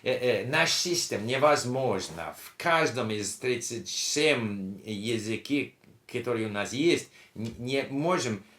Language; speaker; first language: Russian; non-native, learner; English